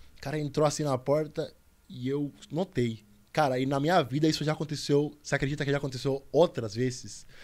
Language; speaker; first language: Portuguese; non-native, fluent; Spanish